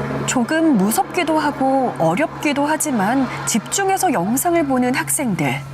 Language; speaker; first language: Korean; native; Korean